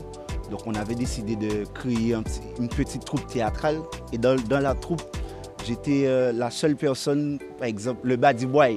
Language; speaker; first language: French; non-native, local second language; Haitian Creole